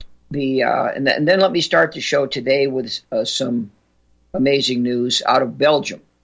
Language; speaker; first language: English; native; English